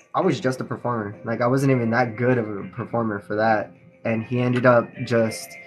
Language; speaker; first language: English; native; English